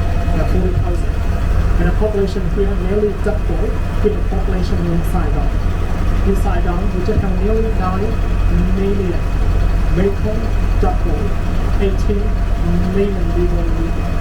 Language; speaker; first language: English; non-native, learner; Vietnamese